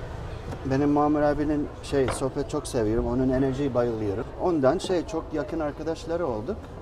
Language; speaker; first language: Turkish; non-native, learner; Japanese